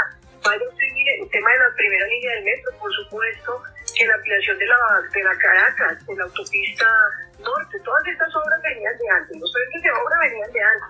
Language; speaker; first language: Spanish; native; Spanish